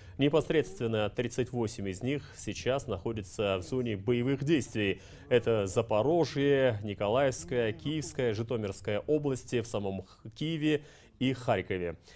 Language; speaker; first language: Russian; non-native, local second language; Kyrgyz